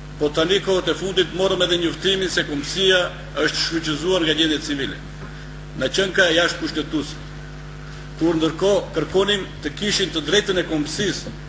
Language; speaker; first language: Albanian; non-native, local second language; Macedonian